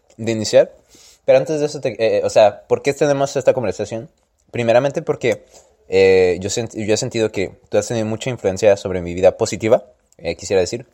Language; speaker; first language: Spanish; early bilingual, heritage; Spanish